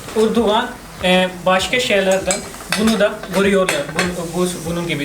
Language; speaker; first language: Turkish; non-native, learner; Urdu